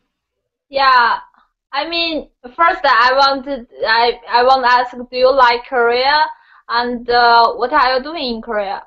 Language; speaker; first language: English; non-native, learner; Chinese